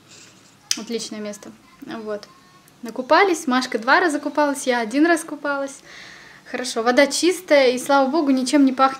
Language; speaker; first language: Russian; native; Russian